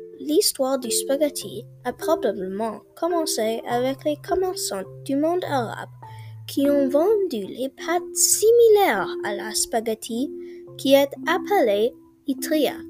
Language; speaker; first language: French; non-native, learner; English